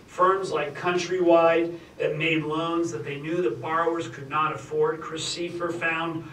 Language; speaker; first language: English; native; English